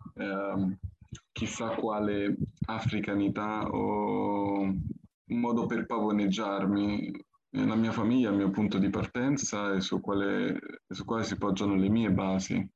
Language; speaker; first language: Italian; early bilingual, other home language; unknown